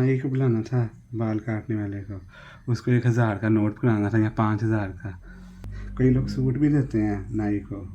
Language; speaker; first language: Urdu; non-native, local second language; Punjabi